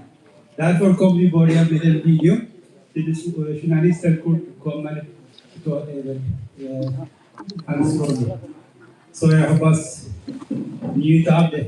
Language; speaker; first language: Swedish; non-native, learner; Tigrinya